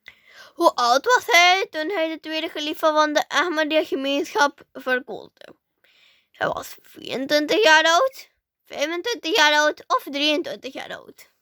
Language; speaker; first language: Dutch; early bilingual, other home language; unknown